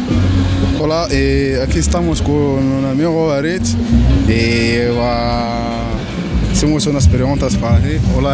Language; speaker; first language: Spanish; non-native, learner; Arabic